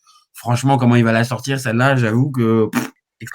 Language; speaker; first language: French; native; French